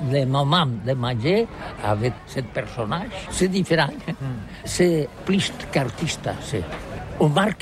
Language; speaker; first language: French; non-native, learner; Catalan